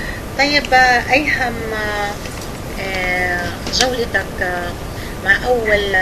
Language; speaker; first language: Arabic; native; Arabic